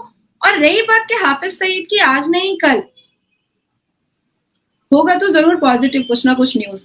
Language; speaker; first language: Hindi; native; Hindi